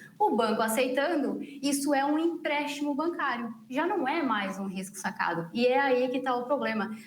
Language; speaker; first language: Portuguese; native; Portuguese